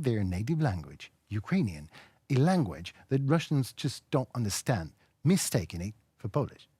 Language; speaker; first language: English; non-native, fluent; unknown